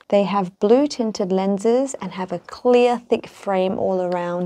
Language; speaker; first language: English; native; English